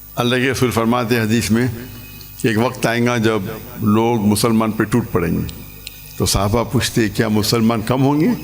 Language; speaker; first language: Urdu; non-native, local second language; English